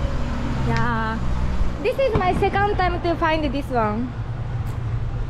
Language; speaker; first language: English; non-native, fluent; Japanese